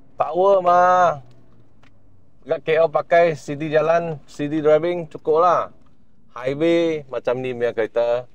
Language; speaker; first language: Malay; non-native, local second language; Chinese